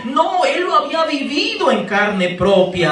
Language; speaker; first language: Spanish; native; Spanish